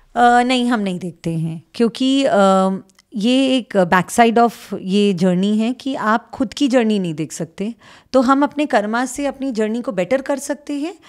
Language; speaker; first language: Hindi; native; Hindi